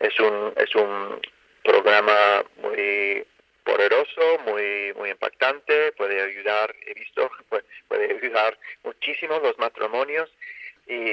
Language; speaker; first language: Spanish; non-native, fluent; English